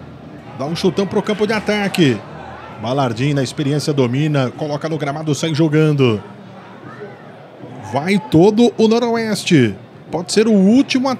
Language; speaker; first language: Portuguese; native; Portuguese